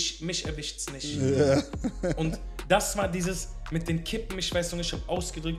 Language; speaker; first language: German; native; German